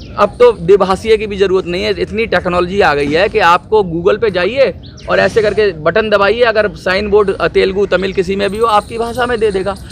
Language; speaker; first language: Hindi; native; Hindi